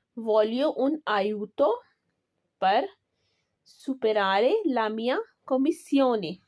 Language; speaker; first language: Italian; non-native, learner; Urdu